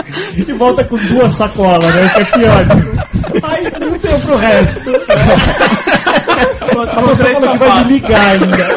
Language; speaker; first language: Portuguese; native; Portuguese